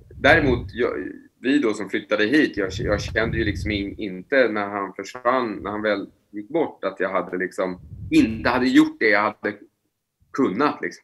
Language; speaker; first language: Swedish; native; Swedish